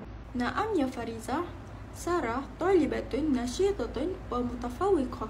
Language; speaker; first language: Arabic; non-native, learner; Malay